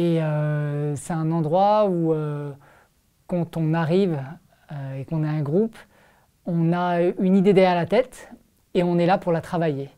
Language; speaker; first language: French; native; French